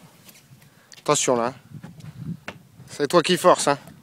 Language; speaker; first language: French; native; French